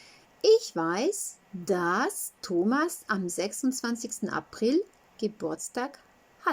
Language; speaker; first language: German; non-native, fluent; French